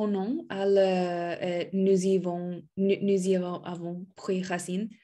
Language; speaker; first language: French; non-native, learner; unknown